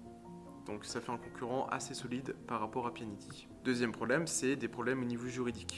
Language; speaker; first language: French; native; French